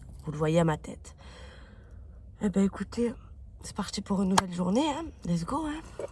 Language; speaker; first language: French; native; French